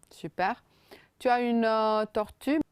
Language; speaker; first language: French; non-native, fluent; Romanian